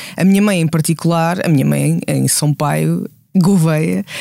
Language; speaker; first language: Portuguese; native; Portuguese